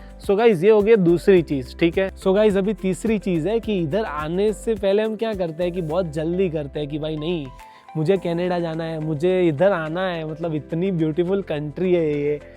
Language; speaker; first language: Hindi; non-native, local second language; Gujarati